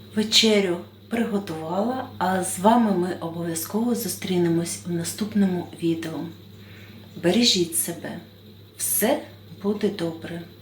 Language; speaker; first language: Ukrainian; native; Ukrainian